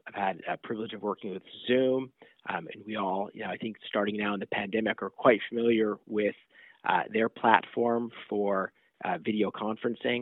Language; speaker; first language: English; native; English